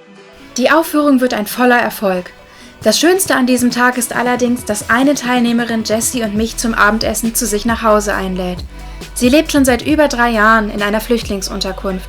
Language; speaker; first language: German; native; German